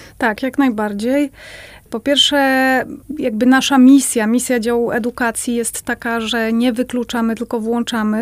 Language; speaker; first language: Polish; native; Polish